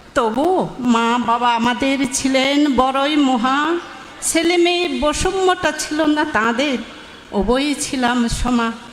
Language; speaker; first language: Bangla; non-native, local second language; Manipuri